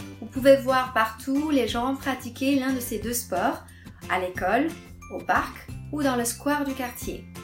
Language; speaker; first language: French; non-native, fluent; Chinese